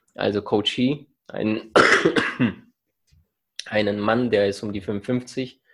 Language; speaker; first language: German; early bilingual, other home language; Russian